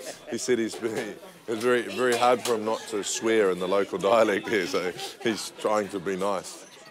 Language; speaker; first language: English; native; English